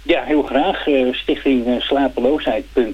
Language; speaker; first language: Dutch; native; Dutch